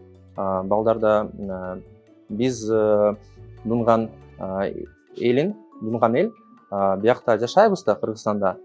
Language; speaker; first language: Kyrgyz; non-native, local second language; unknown